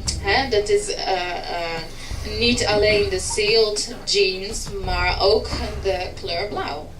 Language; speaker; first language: Dutch; early bilingual, heritage; English